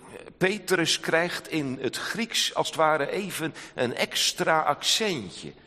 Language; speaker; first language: Dutch; native; Dutch